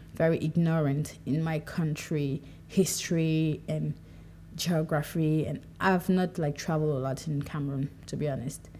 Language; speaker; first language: English; non-native, local second language; French